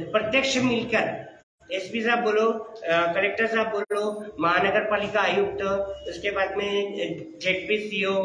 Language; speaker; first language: Hindi; native; Hindi